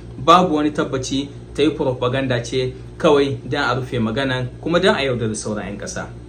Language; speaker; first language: Hausa; native; Hausa